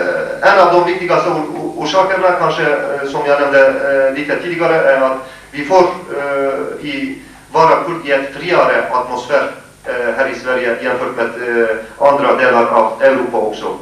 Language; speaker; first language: Swedish; non-native, fluent; Kurdish